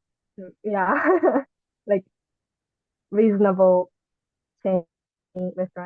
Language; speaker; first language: English; non-native, learner; Japanese